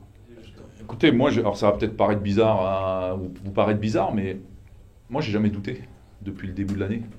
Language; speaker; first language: French; native; French